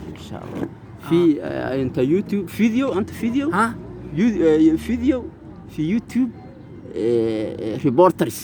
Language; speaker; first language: Arabic; non-native, learner; Somali